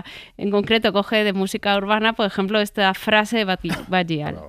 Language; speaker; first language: Spanish; native; Spanish